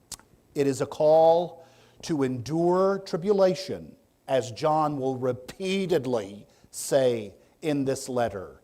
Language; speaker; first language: English; native; English